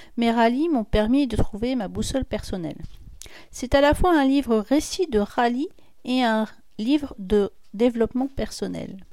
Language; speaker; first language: French; native; French